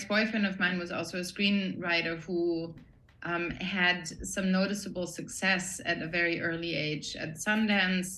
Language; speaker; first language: English; non-native, fluent; German